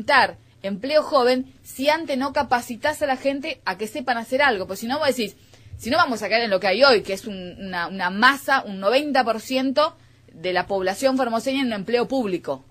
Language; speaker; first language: Spanish; native; Spanish